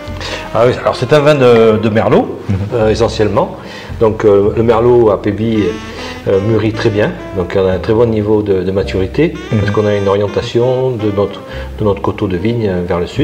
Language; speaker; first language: French; native; French